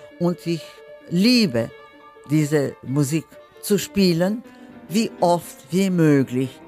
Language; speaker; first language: German; non-native, fluent; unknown